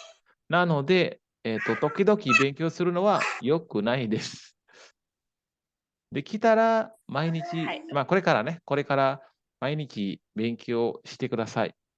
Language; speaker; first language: Japanese; non-native, fluent; Indonesian